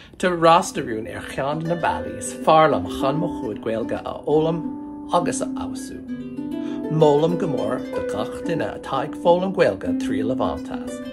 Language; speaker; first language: Irish; non-native, fluent; English